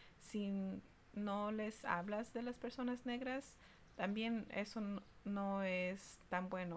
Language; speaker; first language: Spanish; early bilingual, heritage; Spanish